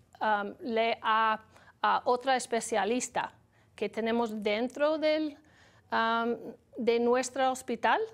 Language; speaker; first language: Spanish; non-native, learner; English